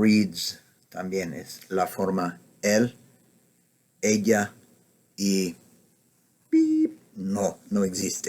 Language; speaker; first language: Spanish; non-native, fluent; English